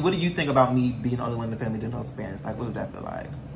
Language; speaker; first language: English; native; English